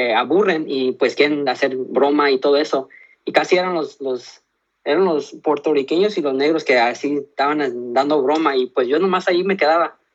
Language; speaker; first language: Spanish; early bilingual, heritage; Spanish